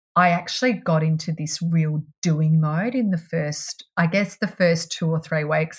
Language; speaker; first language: English; native; English